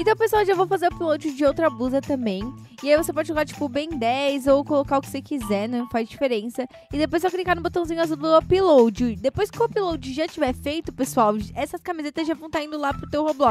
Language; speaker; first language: Portuguese; native; Portuguese